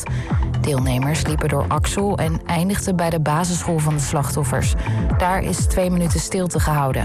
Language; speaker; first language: Dutch; native; Dutch